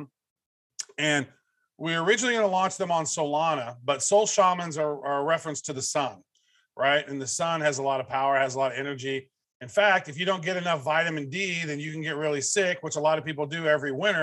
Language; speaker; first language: English; native; English